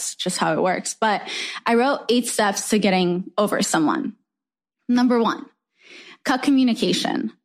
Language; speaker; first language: English; non-native, fluent; Hebrew